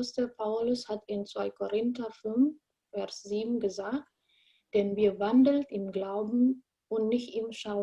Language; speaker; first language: German; non-native, fluent; Indonesian